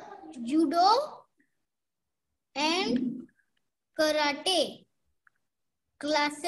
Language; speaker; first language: English; non-native, learner; Hindi